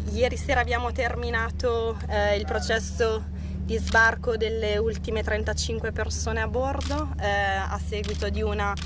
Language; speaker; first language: Italian; native; Italian